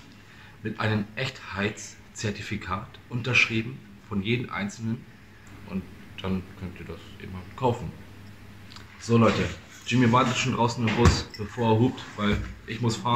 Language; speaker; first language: German; native; German